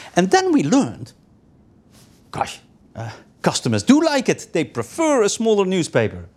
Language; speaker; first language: English; non-native, fluent; Dutch